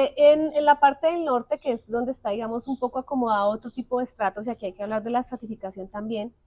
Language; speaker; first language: Spanish; native; Spanish